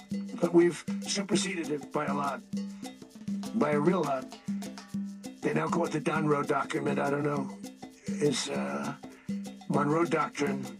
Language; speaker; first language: English; native; English